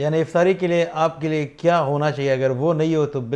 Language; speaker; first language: Hindi; non-native, fluent; Pashto